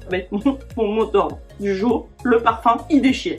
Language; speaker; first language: French; native; French